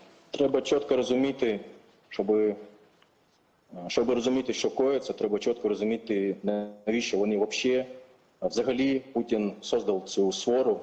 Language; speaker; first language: Ukrainian; non-native, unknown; Chechen